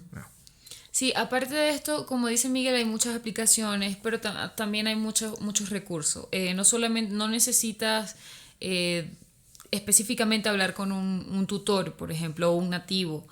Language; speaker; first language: Spanish; native; Spanish